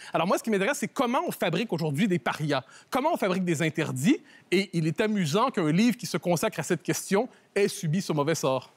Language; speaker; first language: French; native; French